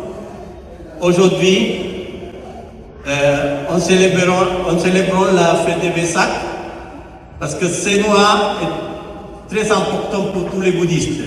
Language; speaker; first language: French; non-native, fluent; Sinhala